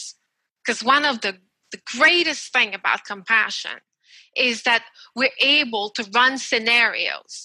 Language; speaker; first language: English; non-native, fluent; French